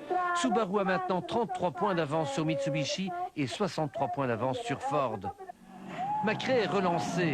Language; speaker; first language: French; native; French